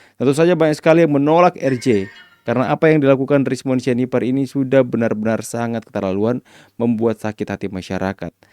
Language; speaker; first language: Indonesian; native; Indonesian